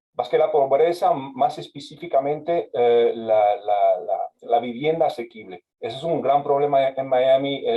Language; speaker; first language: Spanish; non-native, fluent; French